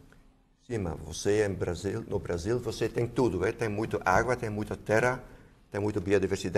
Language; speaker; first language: Portuguese; non-native, fluent; Dutch